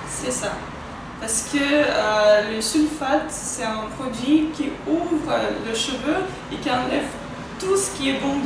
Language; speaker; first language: French; non-native, fluent; Russian